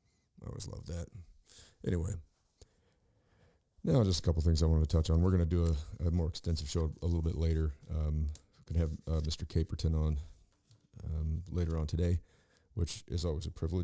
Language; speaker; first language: English; native; English